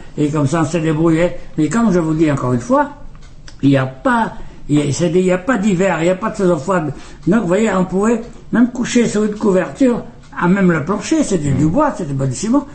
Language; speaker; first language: French; native; French